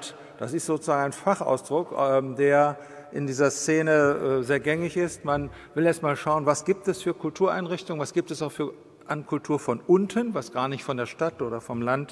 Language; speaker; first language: German; native; German